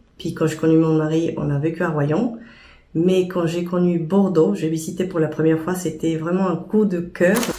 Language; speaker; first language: French; non-native, fluent; Spanish